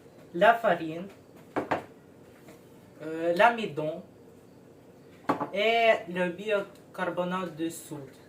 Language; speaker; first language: French; non-native, learner; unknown